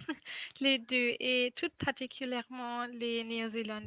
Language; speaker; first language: French; non-native, fluent; German